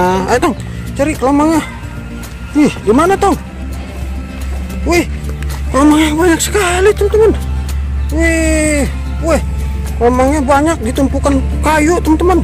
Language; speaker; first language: Indonesian; native; Indonesian